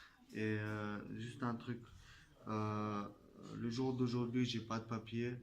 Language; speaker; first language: French; non-native, fluent; Chechen